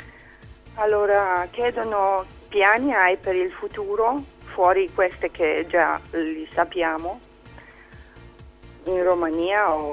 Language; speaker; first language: Italian; non-native, fluent; Romanian